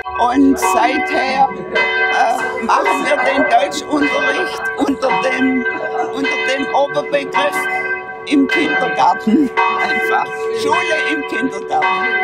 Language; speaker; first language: German; native; German